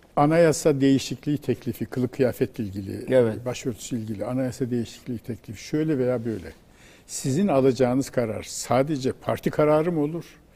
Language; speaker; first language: Turkish; native; Turkish